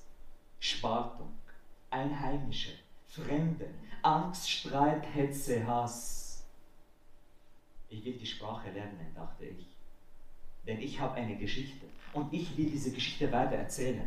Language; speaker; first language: German; non-native, fluent; Arabic